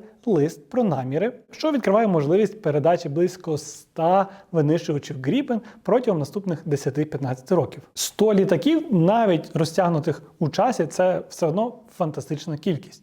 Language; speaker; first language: Ukrainian; native; Ukrainian